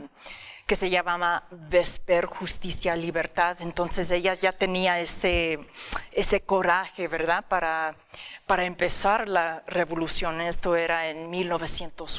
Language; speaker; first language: Spanish; early bilingual, heritage; English